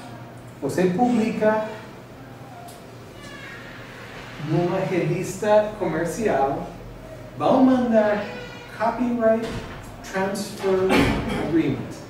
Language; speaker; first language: Portuguese; non-native, learner; English